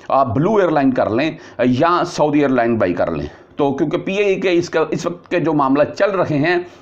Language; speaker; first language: Urdu; non-native, local second language; Punjabi